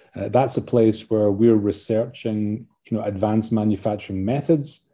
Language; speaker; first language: English; native; English